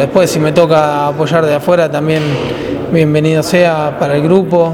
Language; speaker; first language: Spanish; native; Spanish